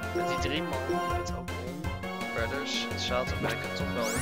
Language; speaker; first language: Dutch; native; Dutch